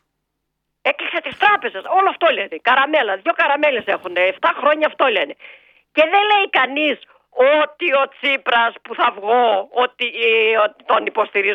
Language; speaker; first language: Greek; native; Greek